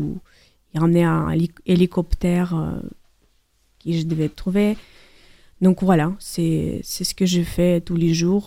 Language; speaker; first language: French; non-native, learner; Ukrainian